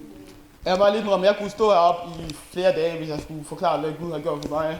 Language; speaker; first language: Danish; early bilingual, other home language; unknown